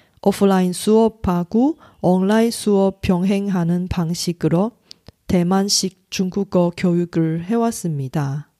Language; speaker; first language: Korean; non-native, fluent; Chinese